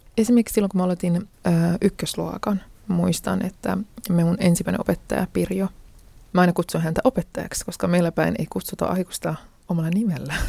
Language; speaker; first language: Finnish; early bilingual, other home language; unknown